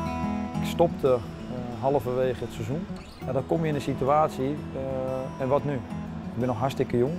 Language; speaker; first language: Dutch; native; Dutch